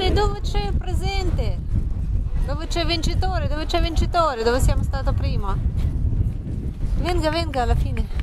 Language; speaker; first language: Italian; non-native, learner; Russian